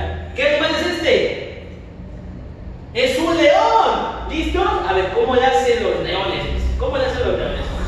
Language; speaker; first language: Spanish; native; Spanish